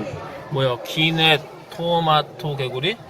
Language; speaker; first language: Korean; native; Korean